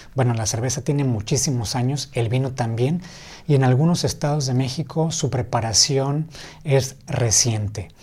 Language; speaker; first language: Spanish; native; Spanish